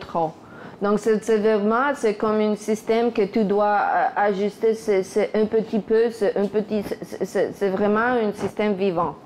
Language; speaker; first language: French; non-native, fluent; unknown